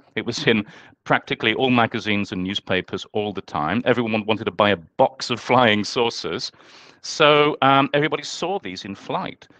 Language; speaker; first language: English; native; English